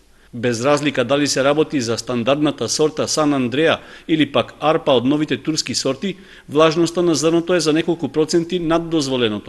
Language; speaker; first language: Macedonian; native; Macedonian